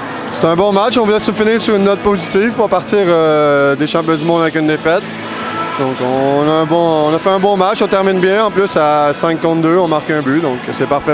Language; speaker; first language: French; native; French